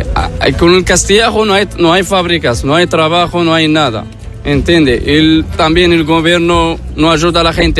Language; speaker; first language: Spanish; non-native, learner; Arabic